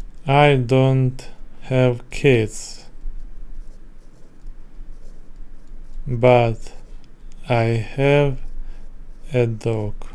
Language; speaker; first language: English; non-native, learner; Russian